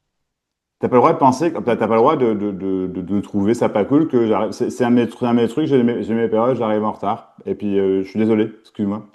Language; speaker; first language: French; native; French